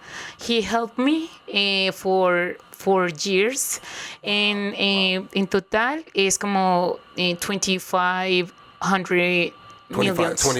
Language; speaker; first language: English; non-native, learner; Spanish